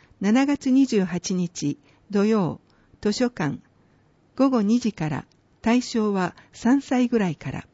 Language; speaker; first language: Japanese; native; Japanese